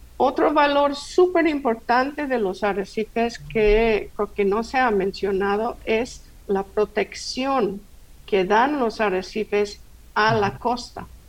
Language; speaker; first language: Spanish; non-native, fluent; English